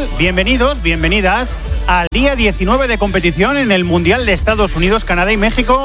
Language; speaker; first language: Spanish; native; Spanish